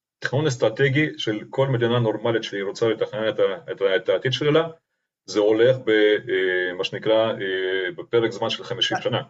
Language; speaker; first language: Hebrew; non-native, fluent; Russian